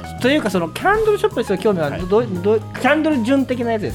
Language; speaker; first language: Japanese; native; Japanese